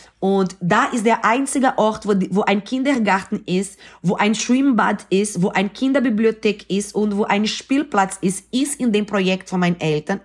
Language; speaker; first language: German; non-native, fluent; Portuguese